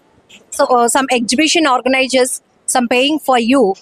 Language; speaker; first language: English; non-native, learner; Telugu